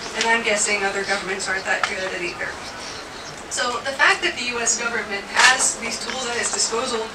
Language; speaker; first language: English; native; English